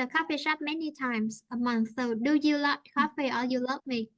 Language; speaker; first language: English; non-native, fluent; Vietnamese